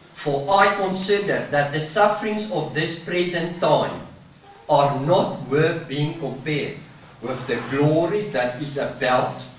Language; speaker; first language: English; non-native, local second language; Afrikaans